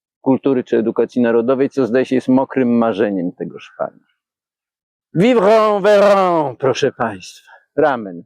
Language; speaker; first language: Polish; native; Polish